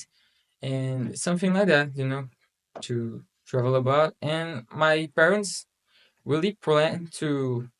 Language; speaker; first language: English; non-native, learner; Portuguese